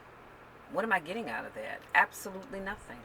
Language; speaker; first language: English; native; English